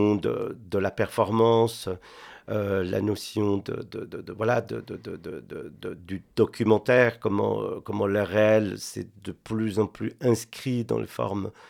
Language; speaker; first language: French; non-native, fluent; Spanish